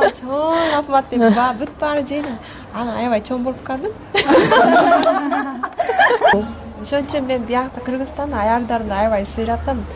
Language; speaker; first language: Kyrgyz; non-native, learner; Japanese